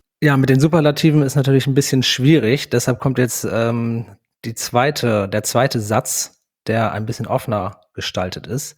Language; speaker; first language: German; native; German